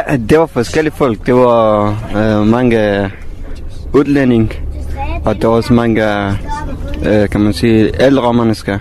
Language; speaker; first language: Danish; non-native, fluent; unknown